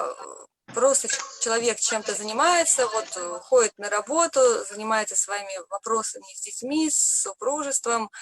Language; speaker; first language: Russian; native; Russian